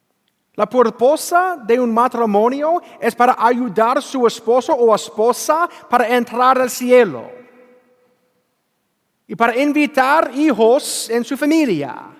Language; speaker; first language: Spanish; non-native, learner; English